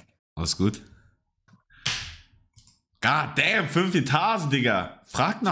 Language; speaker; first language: German; native; German